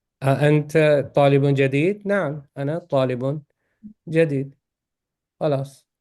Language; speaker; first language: Arabic; non-native, fluent; English